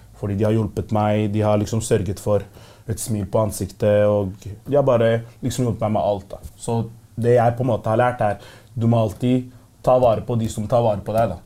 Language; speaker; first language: Norwegian; early bilingual, other home language; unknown